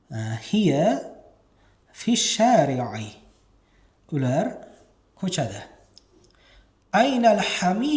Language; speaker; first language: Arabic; non-native, fluent; Uzbek